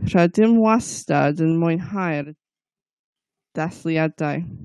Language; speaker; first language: Welsh; non-native, learner; English